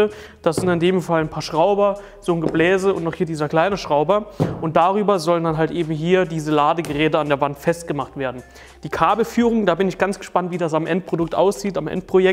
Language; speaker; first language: German; native; German